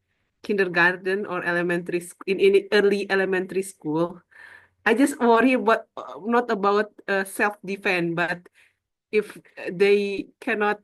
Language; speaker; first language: English; non-native, learner; Indonesian